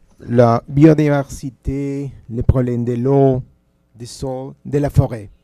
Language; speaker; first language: French; non-native, fluent; Spanish